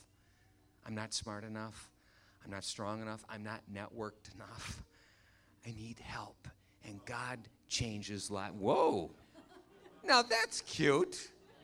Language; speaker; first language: English; native; English